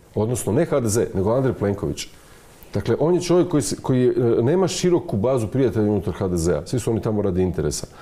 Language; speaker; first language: Croatian; native; Croatian